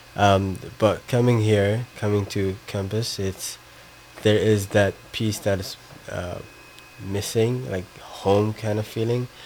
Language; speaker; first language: English; non-native, fluent; Somali